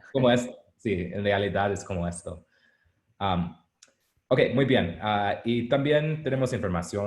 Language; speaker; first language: Spanish; non-native, learner; English